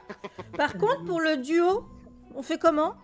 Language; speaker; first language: French; native; French